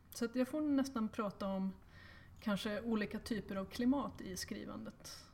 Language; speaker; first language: Swedish; native; Swedish